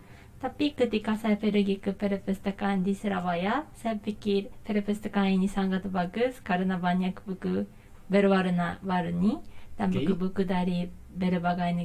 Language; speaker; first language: Indonesian; non-native, learner; Japanese